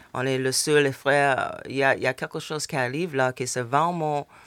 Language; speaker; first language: French; non-native, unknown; English